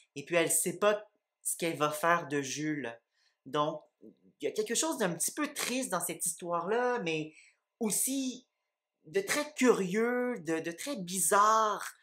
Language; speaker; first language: French; native; French